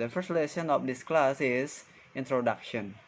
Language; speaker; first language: English; non-native, fluent; Indonesian